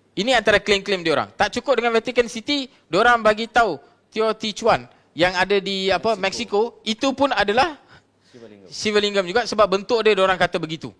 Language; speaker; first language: Malay; non-native, local second language; Tamil